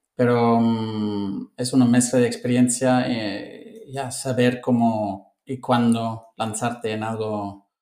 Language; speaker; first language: Spanish; non-native, fluent; English